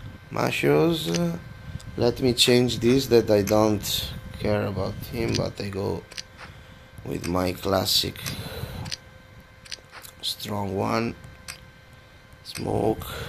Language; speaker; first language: English; non-native, fluent; Italian